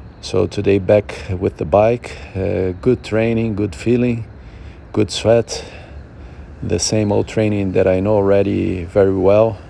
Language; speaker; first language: English; non-native, learner; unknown